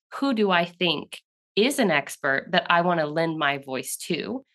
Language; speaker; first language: English; native; English